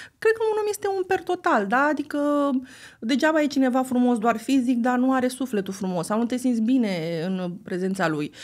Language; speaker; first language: Romanian; native; Romanian